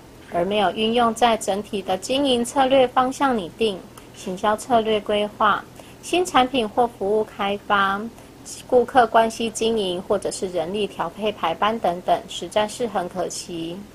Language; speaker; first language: Chinese; native; Chinese